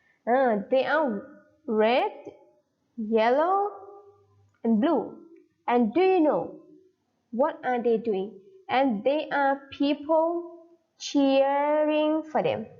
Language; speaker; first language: English; non-native, fluent; Thai